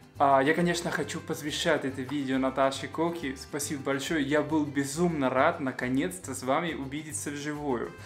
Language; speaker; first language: Russian; non-native, fluent; Spanish